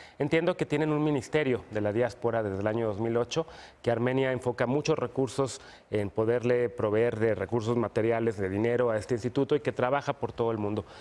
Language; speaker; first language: Spanish; native; Spanish